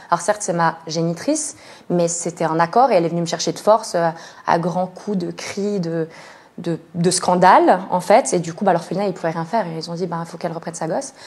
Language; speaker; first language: French; native; French